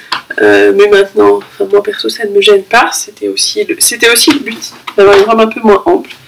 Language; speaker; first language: French; native; French